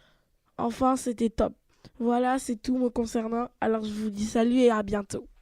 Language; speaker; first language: French; native; French